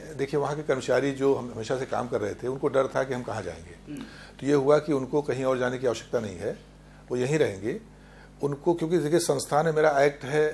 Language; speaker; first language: Hindi; native; Hindi